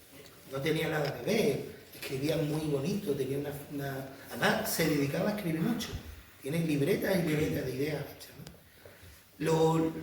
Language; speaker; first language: Spanish; native; Spanish